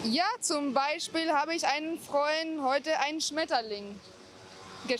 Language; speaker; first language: German; native; German